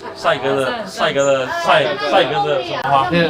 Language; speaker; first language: Chinese; native; Chinese